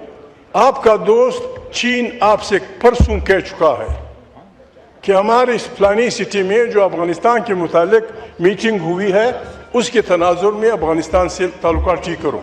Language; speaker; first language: Urdu; non-native, local second language; Pashto